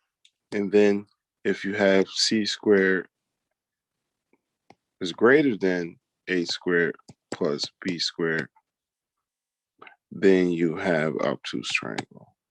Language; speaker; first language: English; native; English